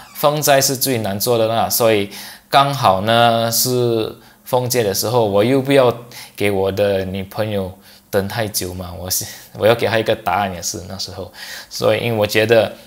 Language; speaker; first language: Chinese; non-native, local second language; English